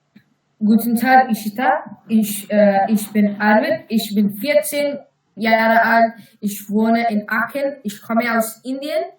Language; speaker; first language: German; non-native, learner; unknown